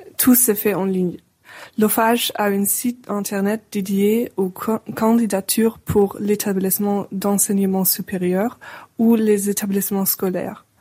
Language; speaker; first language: French; non-native, fluent; German